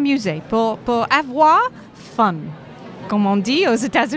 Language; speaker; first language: French; non-native, fluent; English